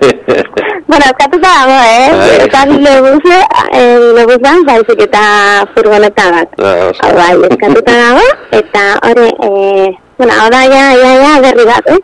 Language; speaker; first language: Basque; non-native, local second language; Spanish